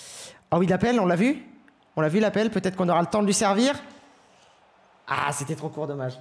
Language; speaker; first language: French; native; French